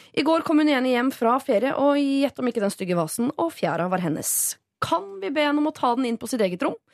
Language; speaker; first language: Norwegian; native; Norwegian